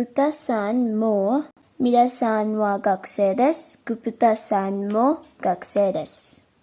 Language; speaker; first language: Japanese; non-native, fluent; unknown